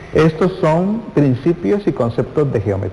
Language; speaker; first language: Spanish; native; Spanish